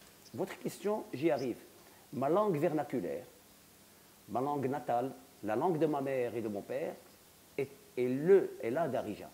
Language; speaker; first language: French; non-native, local second language; Arabic